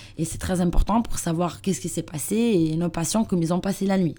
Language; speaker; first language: French; non-native, learner; Italian